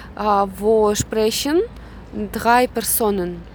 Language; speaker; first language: German; non-native, learner; Russian